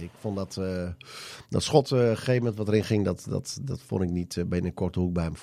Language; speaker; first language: Dutch; native; Dutch